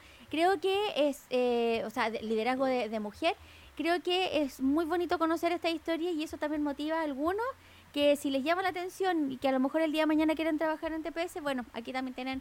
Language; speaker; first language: Spanish; native; Spanish